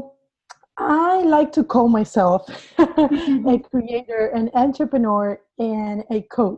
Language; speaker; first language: English; non-native, fluent; Spanish